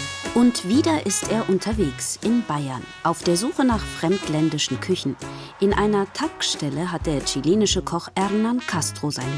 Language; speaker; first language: German; native; German